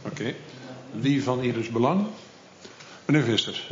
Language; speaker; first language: Dutch; native; Dutch